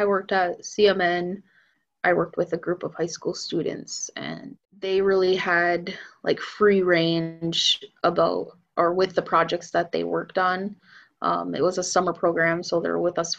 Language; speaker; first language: English; native; English